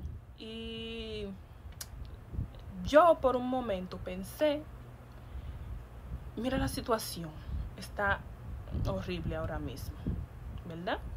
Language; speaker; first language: Spanish; non-native, fluent; Haitian Creole